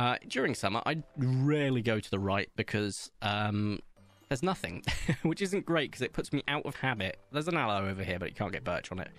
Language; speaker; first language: English; native; English